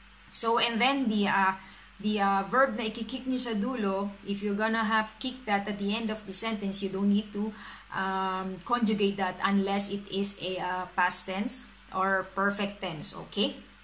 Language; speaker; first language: English; non-native, local second language; Filipino